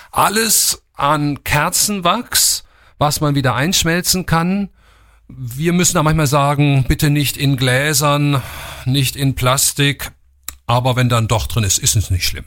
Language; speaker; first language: German; native; German